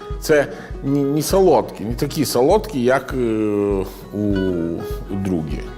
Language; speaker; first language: Ukrainian; non-native, learner; Italian